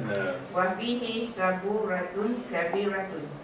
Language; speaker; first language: Arabic; non-native, learner; Malay